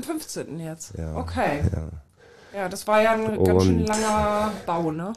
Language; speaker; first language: German; native; German